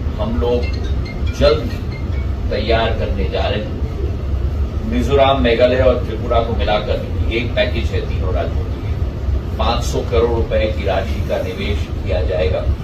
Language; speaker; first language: Hindi; native; Hindi